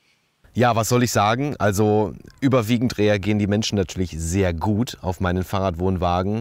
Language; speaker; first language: German; native; German